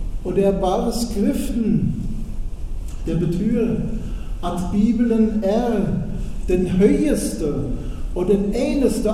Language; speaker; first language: Norwegian; non-native, fluent; German